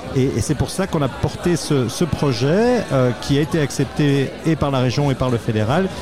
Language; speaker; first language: French; native; French